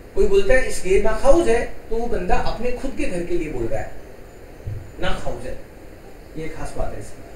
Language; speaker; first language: Hindi; non-native, local second language; Gujarati